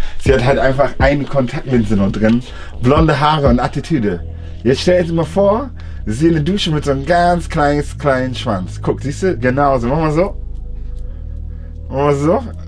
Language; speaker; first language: German; native; German